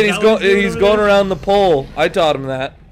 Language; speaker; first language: English; native; English